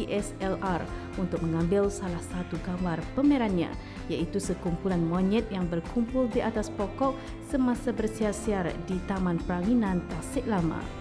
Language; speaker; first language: Malay; native; Malay